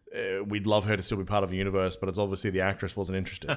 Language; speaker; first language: English; native; English